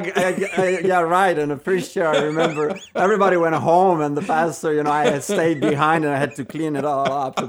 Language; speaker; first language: English; non-native, fluent; Polish